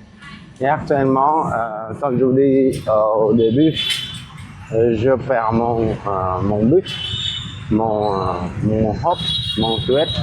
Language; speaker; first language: French; non-native, fluent; Vietnamese